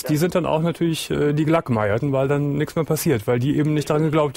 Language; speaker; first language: German; native; German